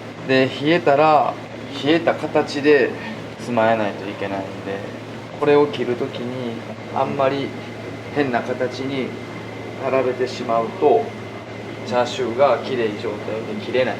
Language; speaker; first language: Japanese; native; Japanese